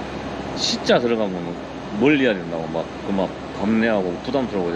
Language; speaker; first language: Korean; native; Korean